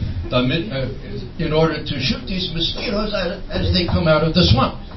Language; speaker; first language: English; native; English